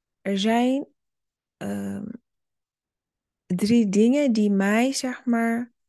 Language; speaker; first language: Dutch; early bilingual, other home language; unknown